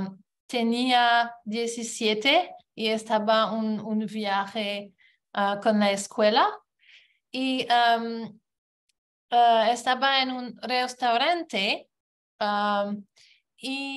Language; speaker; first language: Spanish; non-native, learner; English